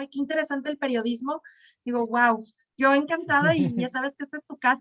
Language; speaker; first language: Spanish; native; Spanish